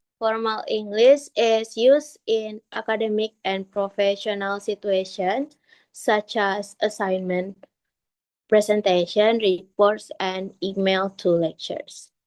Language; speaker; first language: English; non-native, learner; Indonesian